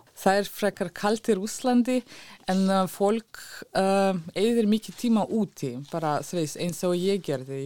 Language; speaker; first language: Icelandic; non-native, fluent; Russian